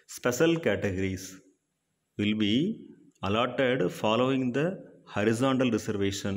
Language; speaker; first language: English; non-native, local second language; Tamil